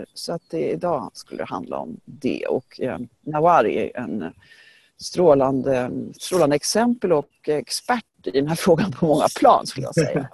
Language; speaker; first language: Swedish; native; Swedish